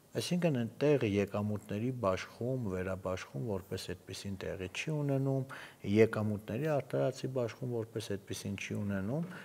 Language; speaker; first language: Armenian; native; Armenian